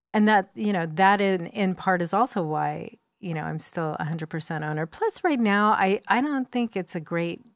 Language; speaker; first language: English; native; English